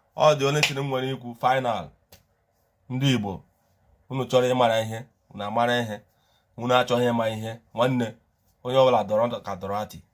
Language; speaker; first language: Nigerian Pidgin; non-native, local second language; Igbo